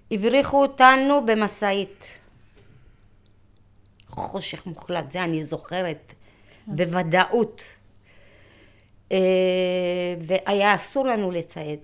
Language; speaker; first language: Hebrew; early bilingual, other home language; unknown